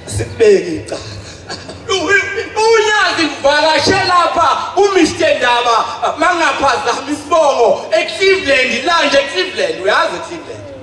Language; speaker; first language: Zulu; native; Zulu